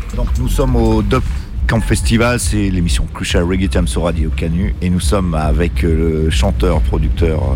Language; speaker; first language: French; native; French